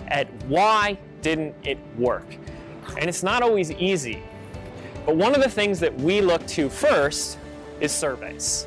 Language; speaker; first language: English; native; English